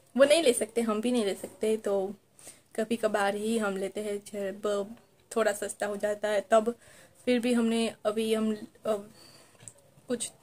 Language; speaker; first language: Hindi; non-native, local second language; Gujarati